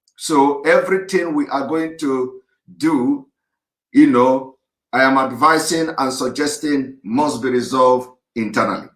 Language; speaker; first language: English; non-native, local second language; Igbo